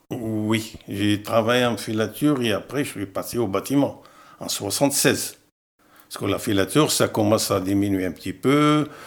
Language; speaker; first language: French; non-native, fluent; Arabic